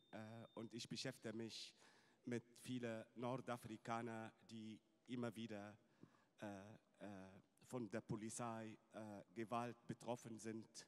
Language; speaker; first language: German; non-native, fluent; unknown